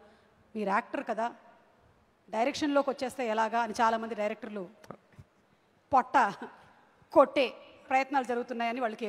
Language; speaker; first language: Telugu; native; Telugu